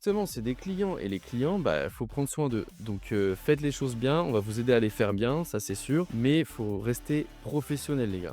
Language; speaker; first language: French; native; French